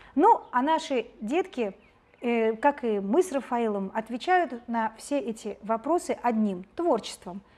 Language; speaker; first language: Russian; native; Russian